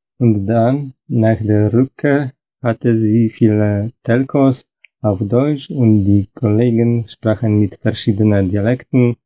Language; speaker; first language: German; non-native, fluent; Polish